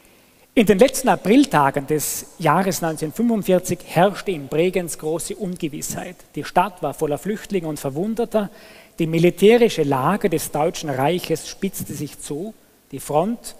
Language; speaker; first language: German; native; German